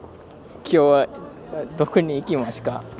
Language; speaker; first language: Japanese; non-native, learner; English